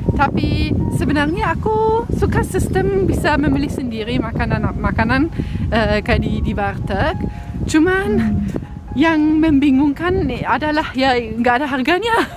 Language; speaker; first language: Indonesian; non-native, fluent; German